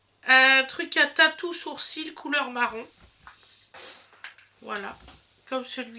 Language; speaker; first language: French; native; French